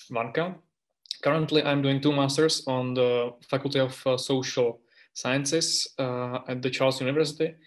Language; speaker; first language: English; non-native, fluent; Czech